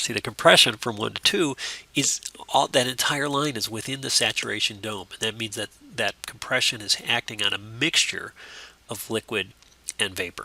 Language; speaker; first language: English; native; English